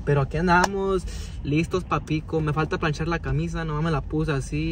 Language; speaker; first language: Spanish; early bilingual, heritage; Spanish